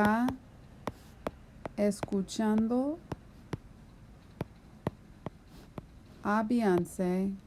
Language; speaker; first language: Spanish; non-native, fluent; English